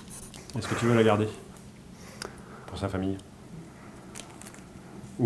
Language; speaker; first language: French; native; French